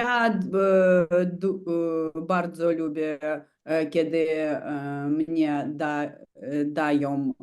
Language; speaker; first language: Polish; non-native, learner; Ukrainian